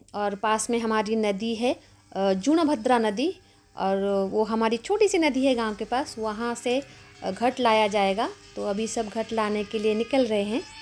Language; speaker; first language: Hindi; non-native, local second language; Bangla